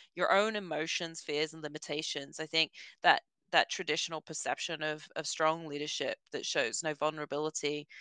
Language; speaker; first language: English; native; English